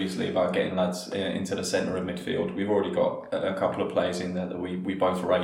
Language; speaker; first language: English; native; English